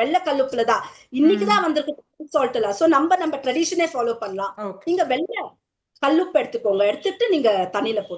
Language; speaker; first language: Tamil; native; Tamil